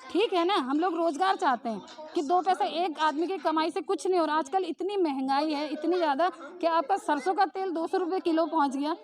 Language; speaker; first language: Hindi; native; Hindi